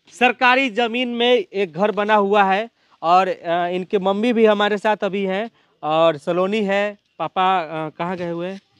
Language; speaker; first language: Hindi; native; Hindi